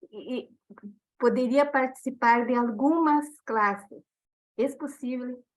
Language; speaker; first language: Spanish; non-native, learner; Portuguese